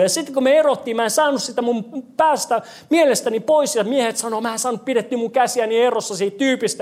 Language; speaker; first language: Finnish; non-native, fluent; English